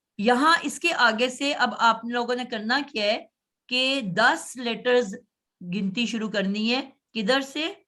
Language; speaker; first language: Urdu; native; Urdu